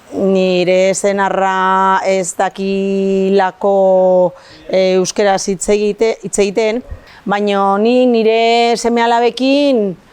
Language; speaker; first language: Basque; non-native, local second language; Spanish